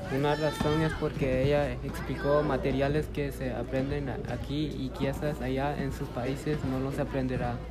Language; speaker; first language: Spanish; early bilingual, heritage; Spanish